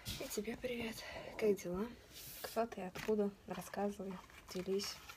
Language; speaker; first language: Russian; native; Russian